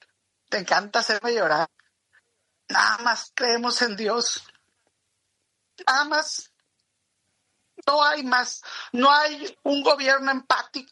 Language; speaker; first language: Spanish; native; Spanish